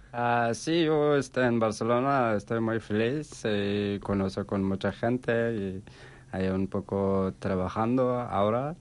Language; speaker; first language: Spanish; non-native, learner; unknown